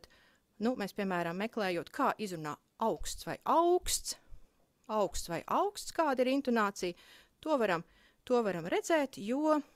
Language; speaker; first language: Latvian; native; Latvian